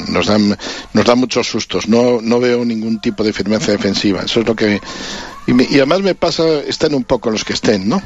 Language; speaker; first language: Spanish; native; Spanish